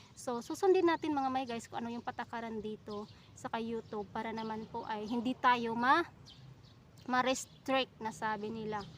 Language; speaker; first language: Filipino; non-native, local second language; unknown